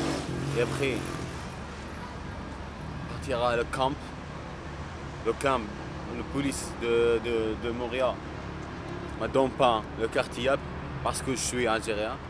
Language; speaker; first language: French; non-native, local second language; Arabic